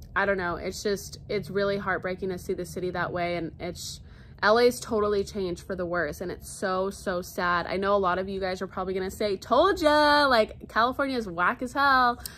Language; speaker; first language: English; native; English